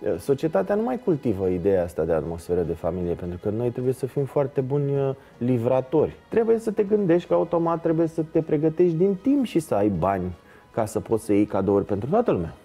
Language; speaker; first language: Romanian; native; Romanian